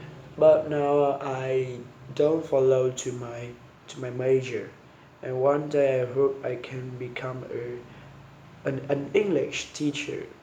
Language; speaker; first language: English; non-native, learner; Vietnamese